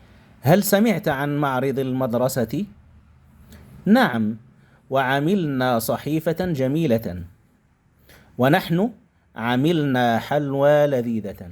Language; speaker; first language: Arabic; non-native, fluent; Indonesian